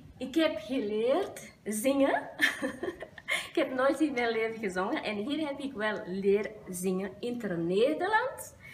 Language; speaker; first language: Dutch; non-native, learner; Portuguese